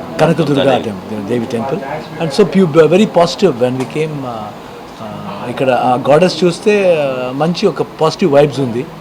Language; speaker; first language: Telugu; non-native, learner; Kannada